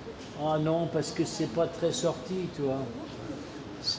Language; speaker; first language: French; native; French